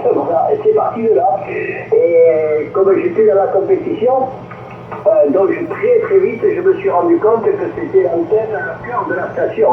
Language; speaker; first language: French; native; French